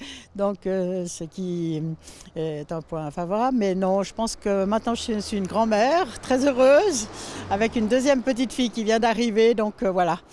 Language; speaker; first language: French; native; French